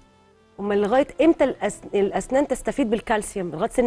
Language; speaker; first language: Arabic; native; Arabic